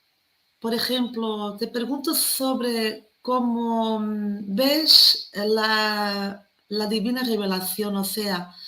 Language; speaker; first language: Spanish; non-native, fluent; Portuguese